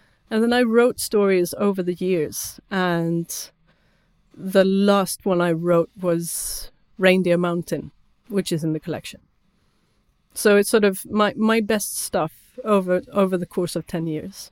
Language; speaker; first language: English; non-native, fluent; Swedish